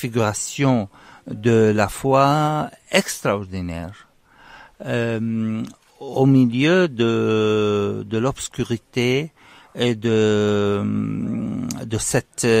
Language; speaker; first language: French; non-native, fluent; Arabic